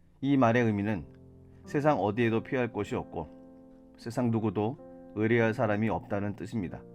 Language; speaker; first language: Korean; native; Korean